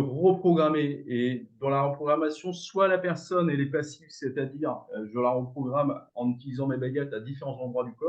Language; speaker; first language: French; native; French